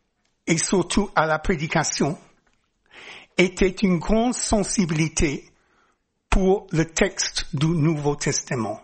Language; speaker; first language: French; non-native, fluent; English